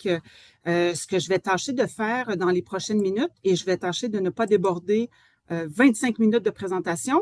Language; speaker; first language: French; native; French